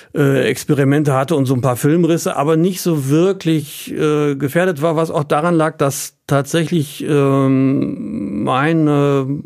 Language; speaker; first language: German; native; German